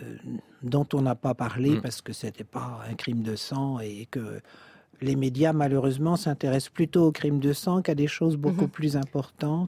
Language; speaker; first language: French; native; French